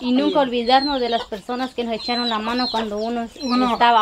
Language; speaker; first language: Spanish; native; Spanish